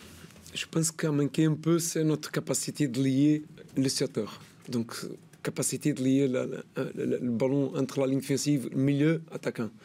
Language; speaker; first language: French; non-native, learner; Portuguese